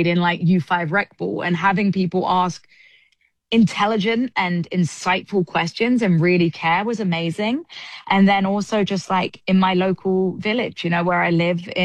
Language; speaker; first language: English; native; English